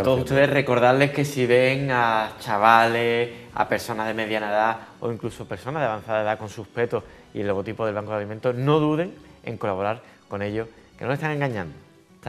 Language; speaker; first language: Spanish; native; Spanish